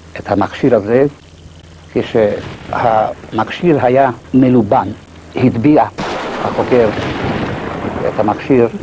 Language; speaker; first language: Hebrew; non-native, fluent; Hungarian